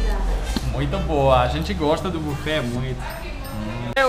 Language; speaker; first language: Portuguese; non-native, learner; Greek